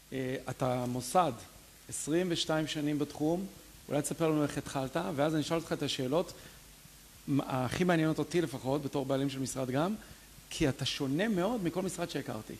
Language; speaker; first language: Hebrew; early bilingual, other home language; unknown